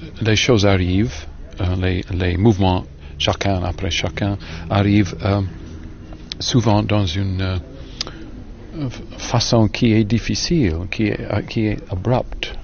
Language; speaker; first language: French; non-native, fluent; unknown